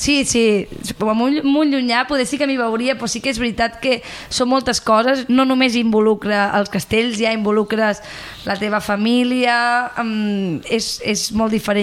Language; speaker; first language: Catalan; native; Catalan